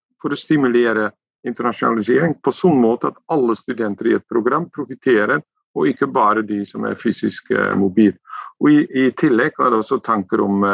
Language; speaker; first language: Norwegian; non-native, fluent; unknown